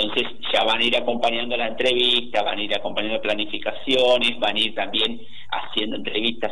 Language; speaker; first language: Spanish; native; Spanish